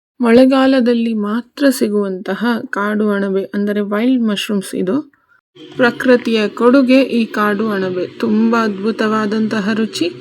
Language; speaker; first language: Kannada; non-native, local second language; Konkani